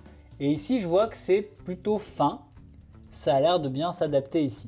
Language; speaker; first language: French; native; French